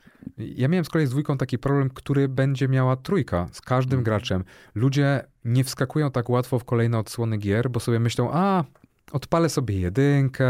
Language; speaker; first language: Polish; native; Polish